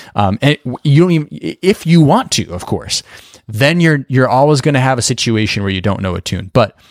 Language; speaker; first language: English; native; English